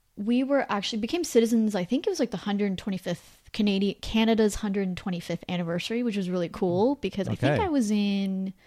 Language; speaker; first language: English; native; English